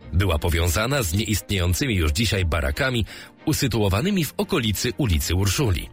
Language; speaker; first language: Polish; native; Polish